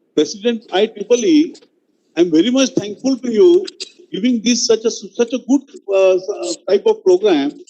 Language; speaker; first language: English; non-native, local second language; Marathi